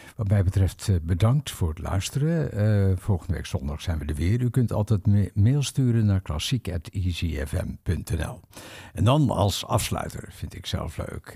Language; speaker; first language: Dutch; native; Dutch